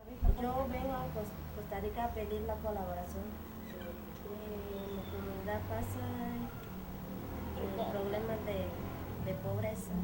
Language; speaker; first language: Spanish; non-native, local second language; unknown